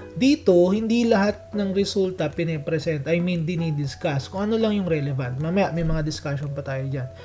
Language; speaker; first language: Filipino; native; Filipino